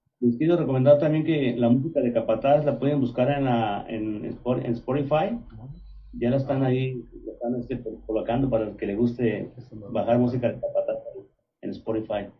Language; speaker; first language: Spanish; native; Spanish